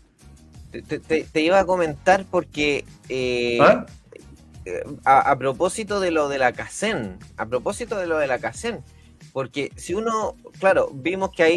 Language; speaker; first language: Spanish; native; Spanish